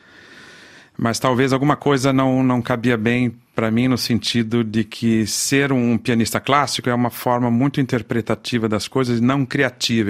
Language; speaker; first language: Portuguese; native; Portuguese